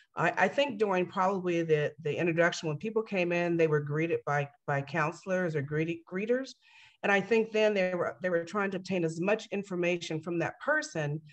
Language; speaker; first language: English; native; English